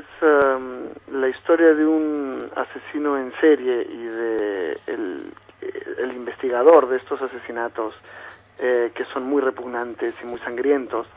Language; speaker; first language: Spanish; native; Spanish